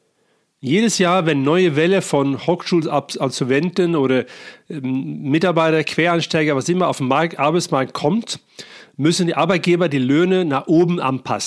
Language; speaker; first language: German; non-native, fluent; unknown